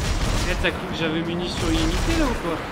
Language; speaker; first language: French; native; French